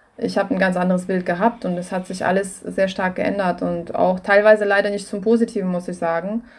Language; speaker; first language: German; non-native, fluent; Russian